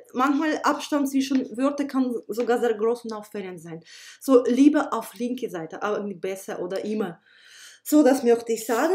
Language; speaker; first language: German; non-native, fluent; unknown